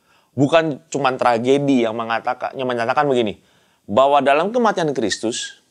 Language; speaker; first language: Indonesian; native; Indonesian